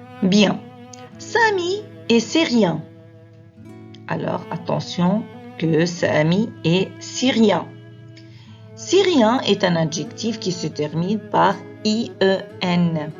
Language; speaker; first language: French; non-native, fluent; Arabic